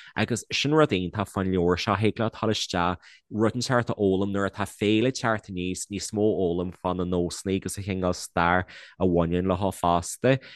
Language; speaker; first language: Irish; non-native, local second language; English